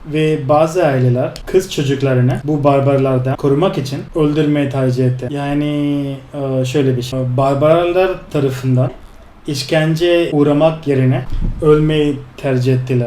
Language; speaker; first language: Turkish; non-native, fluent; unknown